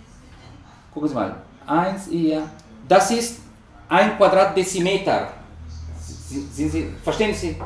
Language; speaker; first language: German; non-native, learner; Spanish